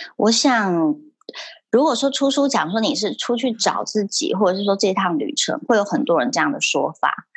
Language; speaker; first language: Chinese; early bilingual, heritage; Chinese